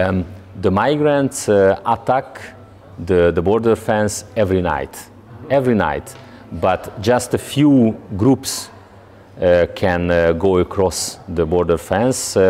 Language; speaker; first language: English; non-native, learner; Hungarian